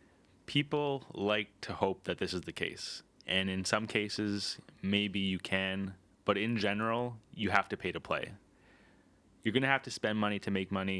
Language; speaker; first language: English; native; English